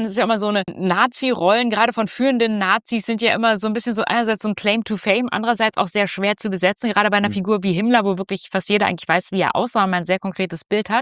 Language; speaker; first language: German; native; German